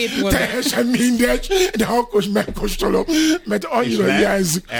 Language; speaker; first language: Hungarian; non-native, fluent; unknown